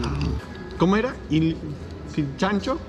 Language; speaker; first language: Spanish; non-native, learner; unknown